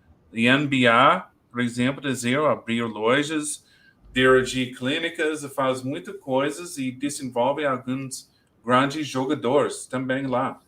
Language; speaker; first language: Portuguese; non-native, learner; English